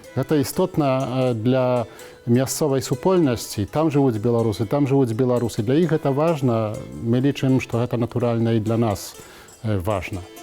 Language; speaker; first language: Belarusian; native; Belarusian